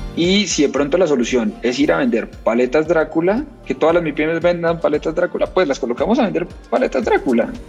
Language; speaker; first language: Spanish; native; Spanish